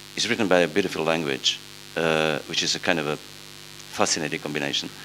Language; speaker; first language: English; non-native, fluent; Slovak